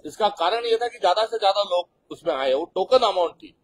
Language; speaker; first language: Hindi; non-native, local second language; Marathi